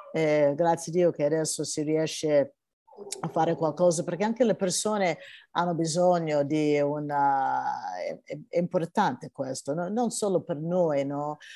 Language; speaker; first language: Italian; non-native, fluent; English